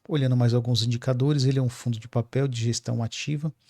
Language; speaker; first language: Portuguese; native; Portuguese